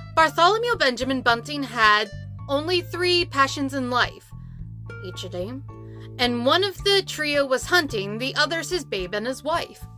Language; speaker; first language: English; native; English